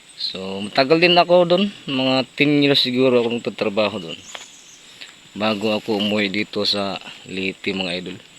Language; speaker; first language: Filipino; non-native, local second language; Waray